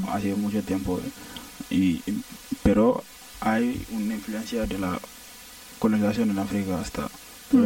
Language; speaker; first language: Spanish; non-native, learner; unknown